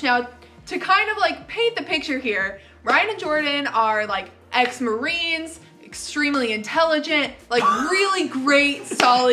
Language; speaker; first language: English; native; English